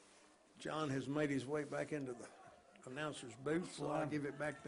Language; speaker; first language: English; native; English